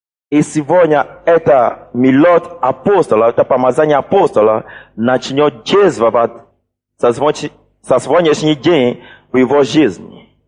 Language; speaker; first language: Russian; non-native, fluent; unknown